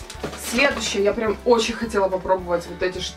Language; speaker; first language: Russian; native; Russian